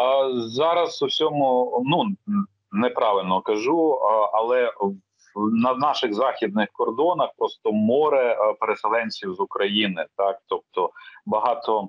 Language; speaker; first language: Ukrainian; native; Ukrainian